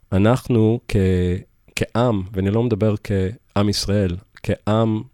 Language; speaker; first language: Hebrew; early bilingual, other home language; English